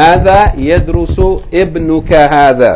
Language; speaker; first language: Arabic; non-native, fluent; English